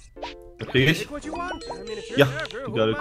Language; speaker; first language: German; native; German